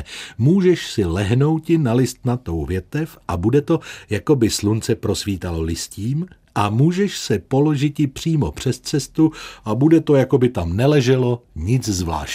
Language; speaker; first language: Czech; native; Czech